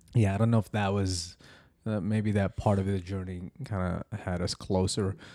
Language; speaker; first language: English; early bilingual, other home language; Arabic